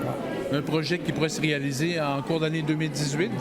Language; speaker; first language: French; native; French